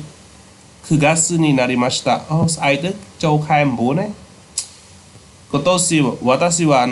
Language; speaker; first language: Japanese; non-native, fluent; Khmer